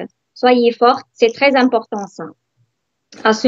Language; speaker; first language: French; non-native, learner; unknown